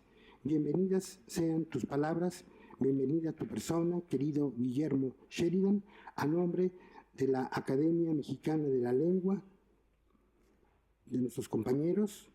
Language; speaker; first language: Spanish; native; Spanish